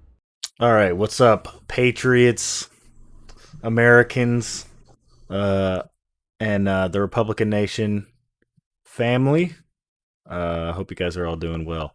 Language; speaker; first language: English; native; English